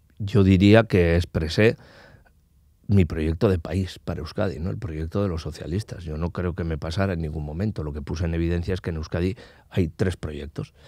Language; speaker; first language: Spanish; non-native, local second language; Basque